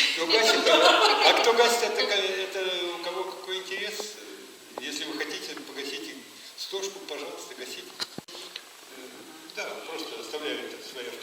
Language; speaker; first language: Russian; native; Russian